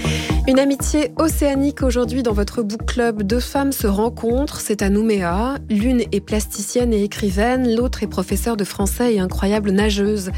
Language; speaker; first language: French; native; French